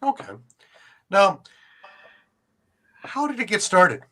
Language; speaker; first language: English; native; English